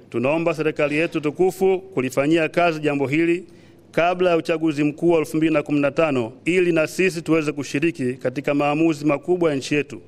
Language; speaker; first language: Swahili; native; Swahili